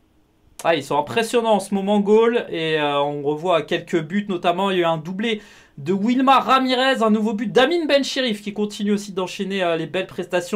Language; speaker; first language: French; native; French